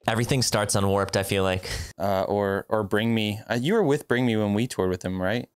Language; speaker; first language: English; native; English